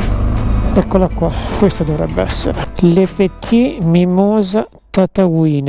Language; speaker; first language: Italian; native; Italian